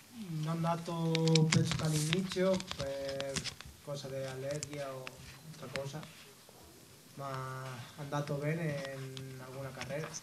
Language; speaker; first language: Italian; non-native, learner; Spanish